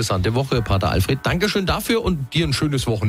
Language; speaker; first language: German; native; German